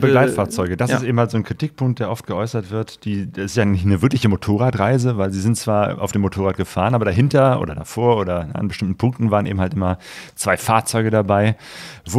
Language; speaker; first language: German; native; German